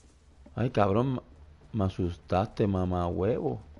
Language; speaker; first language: Spanish; native; Spanish